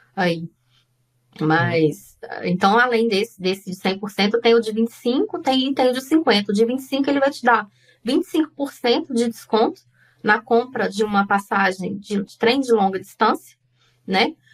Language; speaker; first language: Portuguese; native; Portuguese